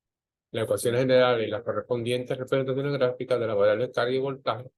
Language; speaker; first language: Spanish; native; Spanish